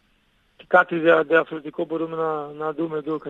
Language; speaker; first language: Greek; non-native, learner; Portuguese